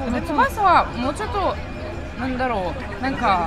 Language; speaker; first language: Japanese; non-native, learner; Lithuanian